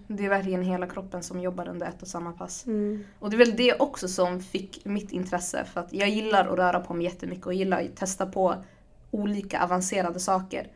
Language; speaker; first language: Swedish; early bilingual, other home language; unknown